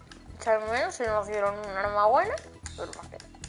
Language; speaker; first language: Spanish; native; Spanish